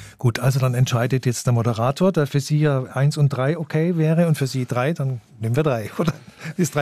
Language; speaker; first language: German; native; German